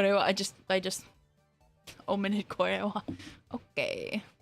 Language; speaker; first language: Japanese; non-native, learner; English